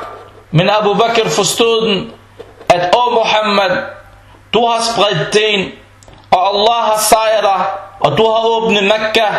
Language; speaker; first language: Danish; early bilingual, other home language; Arabic